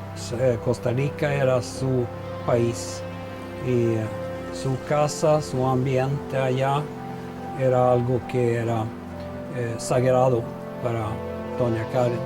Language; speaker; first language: Spanish; non-native, fluent; Swedish